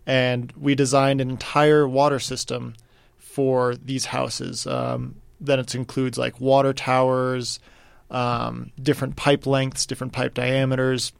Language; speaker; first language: English; native; English